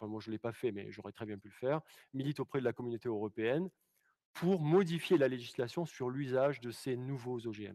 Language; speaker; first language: French; native; French